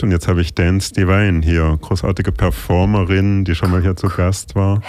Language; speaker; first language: German; native; German